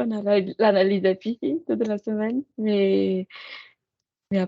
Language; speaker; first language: French; non-native, local second language; Malagasy